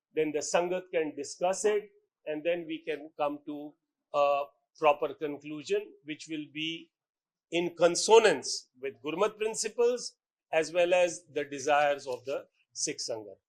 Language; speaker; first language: English; non-native, local second language; Punjabi